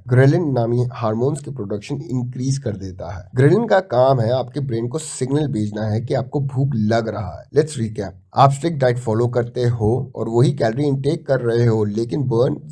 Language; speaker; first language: Hindi; native; Hindi